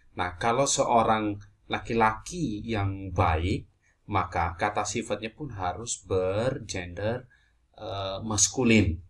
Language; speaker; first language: Indonesian; native; Indonesian